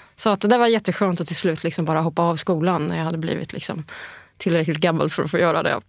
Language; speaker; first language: Swedish; early bilingual, heritage; Swedish